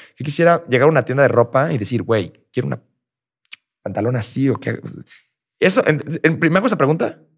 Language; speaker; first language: Spanish; native; Spanish